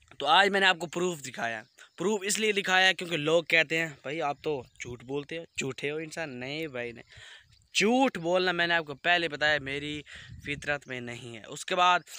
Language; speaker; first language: Urdu; non-native, local second language; Punjabi